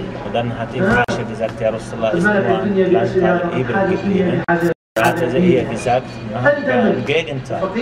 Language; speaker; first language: German; non-native, fluent; Arabic